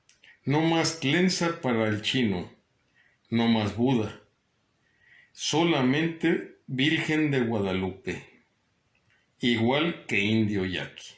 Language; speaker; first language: Spanish; native; Spanish